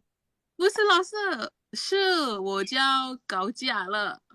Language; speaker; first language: Chinese; non-native, learner; Indonesian